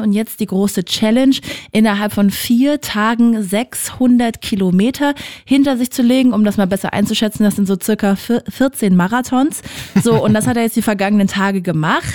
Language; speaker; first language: German; native; German